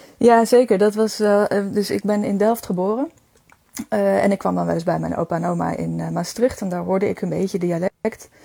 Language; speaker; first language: Dutch; native; Dutch